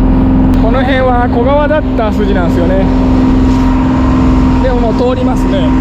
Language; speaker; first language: Japanese; native; Japanese